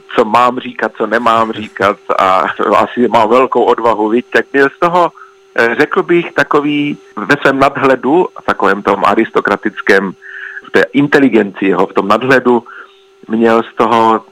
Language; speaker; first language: Czech; native; Czech